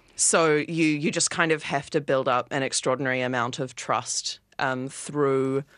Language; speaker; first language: English; native; English